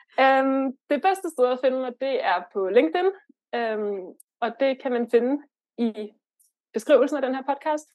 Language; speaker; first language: Danish; early bilingual, other home language; Lithuanian